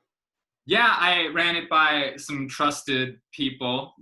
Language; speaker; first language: English; native; English